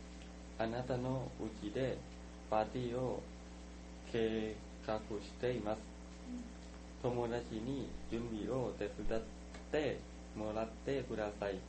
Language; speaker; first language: Japanese; non-native, learner; Thai